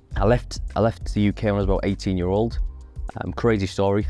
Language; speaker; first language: English; native; English